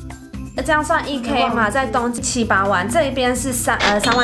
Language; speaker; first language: Chinese; native; Chinese